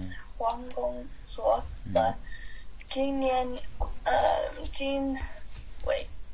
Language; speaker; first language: Chinese; non-native, learner; English